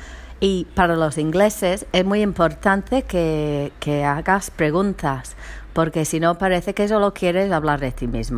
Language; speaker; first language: Spanish; non-native, fluent; English